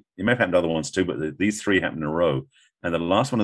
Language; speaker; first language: English; native; English